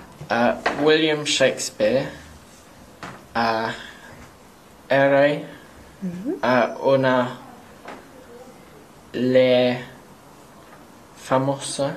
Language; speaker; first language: Spanish; non-native, learner; English